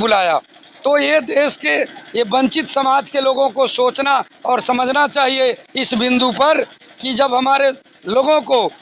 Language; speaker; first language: Hindi; native; Hindi